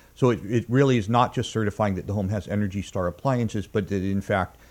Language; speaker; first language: English; native; English